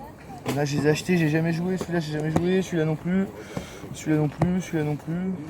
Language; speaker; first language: French; native; French